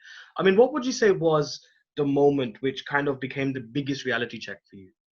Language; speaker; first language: English; non-native, local second language; Hindi